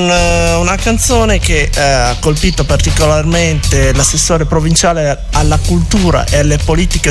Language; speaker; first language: Italian; native; Italian